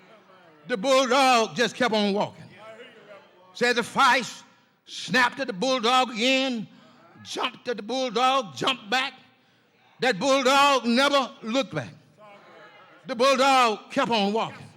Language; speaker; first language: English; native; English